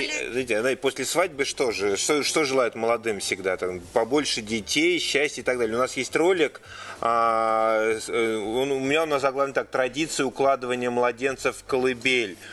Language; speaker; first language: Russian; native; Russian